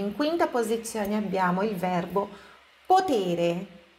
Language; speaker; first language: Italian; non-native, fluent; Portuguese